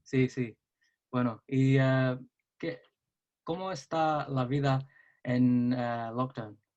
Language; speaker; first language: Spanish; non-native, learner; English